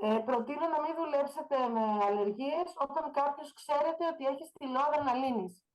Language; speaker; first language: Greek; native; Greek